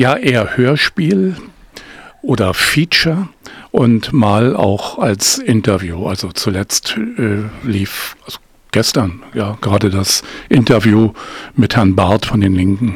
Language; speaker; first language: German; native; German